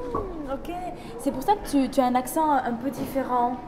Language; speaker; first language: French; non-native, learner; Spanish